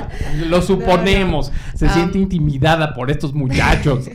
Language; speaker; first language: Spanish; native; Spanish